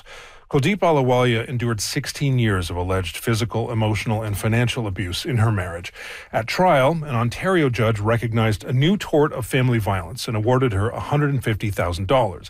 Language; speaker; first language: English; native; English